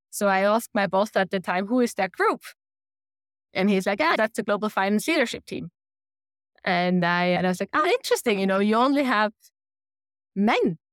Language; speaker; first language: English; non-native, fluent; German